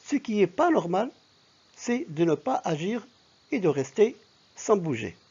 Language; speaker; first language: French; non-native, local second language; Arabic